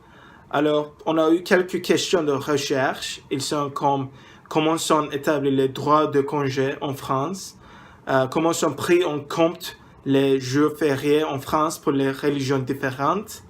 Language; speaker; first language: French; non-native, learner; English